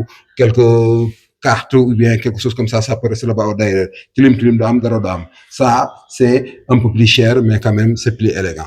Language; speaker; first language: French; non-native, local second language; Wolof